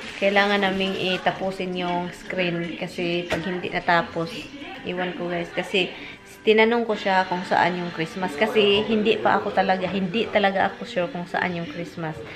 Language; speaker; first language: Filipino; non-native, local second language; Cebuano